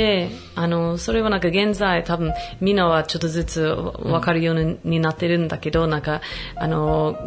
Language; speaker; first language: Japanese; non-native, fluent; English